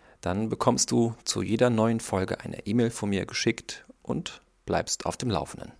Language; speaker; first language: German; native; German